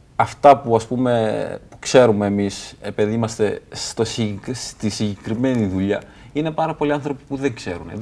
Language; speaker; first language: Greek; non-native, fluent; Arabic